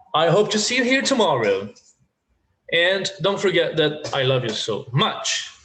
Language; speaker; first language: English; non-native, fluent; Portuguese